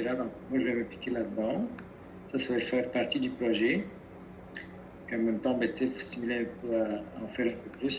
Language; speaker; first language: French; native; French